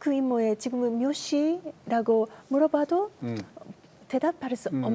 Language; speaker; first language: Korean; non-native, learner; Japanese